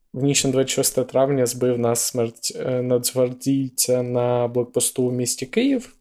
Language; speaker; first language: Ukrainian; native; Ukrainian